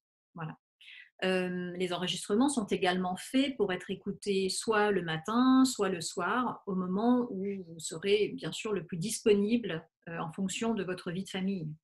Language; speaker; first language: French; native; French